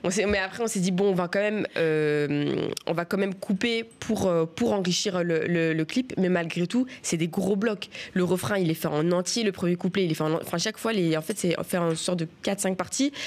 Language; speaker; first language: French; native; French